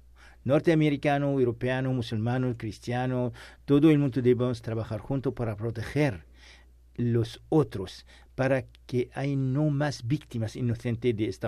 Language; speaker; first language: Spanish; non-native, learner; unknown